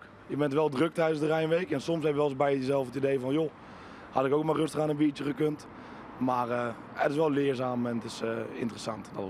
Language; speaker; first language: Dutch; native; Dutch